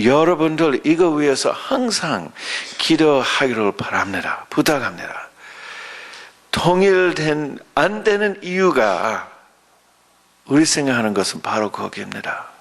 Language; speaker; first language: Korean; early bilingual, other home language; English